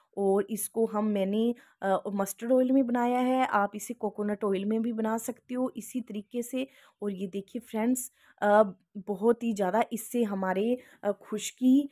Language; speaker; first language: Hindi; native; Hindi